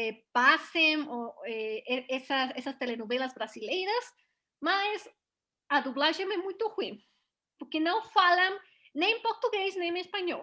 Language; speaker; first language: Portuguese; non-native, learner; Spanish